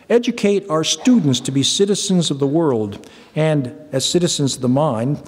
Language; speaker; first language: English; native; English